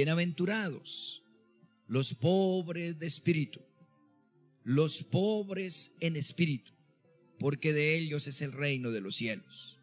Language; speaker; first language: Spanish; native; Spanish